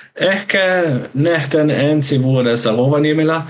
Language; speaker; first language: Finnish; non-native, learner; German